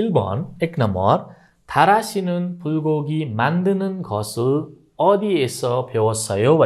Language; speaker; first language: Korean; non-native, fluent; Nepali